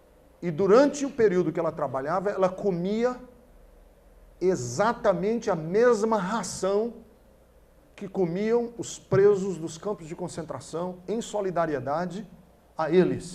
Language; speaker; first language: Portuguese; native; Portuguese